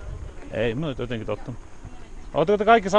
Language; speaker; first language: Finnish; native; Finnish